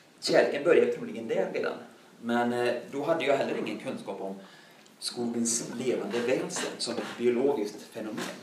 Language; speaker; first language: Swedish; native; Swedish